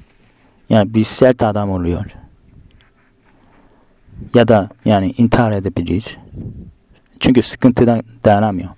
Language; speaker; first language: Turkish; non-native, fluent; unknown